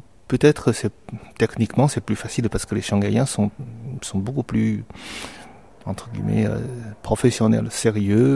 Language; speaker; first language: French; non-native, fluent; Chinese